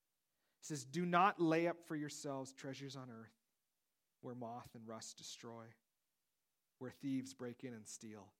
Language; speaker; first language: English; native; English